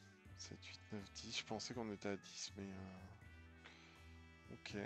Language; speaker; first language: French; native; French